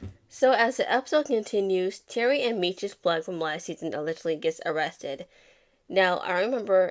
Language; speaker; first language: English; native; English